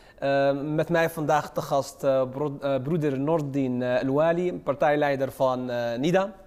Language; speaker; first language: Dutch; early bilingual, other home language; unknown